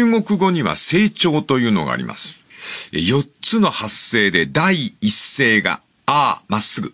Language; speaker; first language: Japanese; native; Japanese